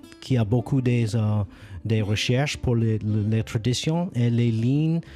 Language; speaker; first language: French; non-native, learner; English